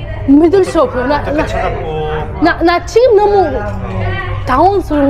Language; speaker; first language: Korean; non-native, fluent; Arabic